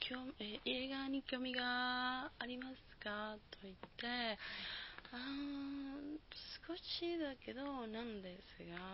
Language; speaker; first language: Japanese; non-native, learner; Spanish